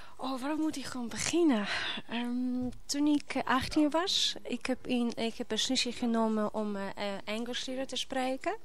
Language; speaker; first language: Dutch; non-native, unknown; Polish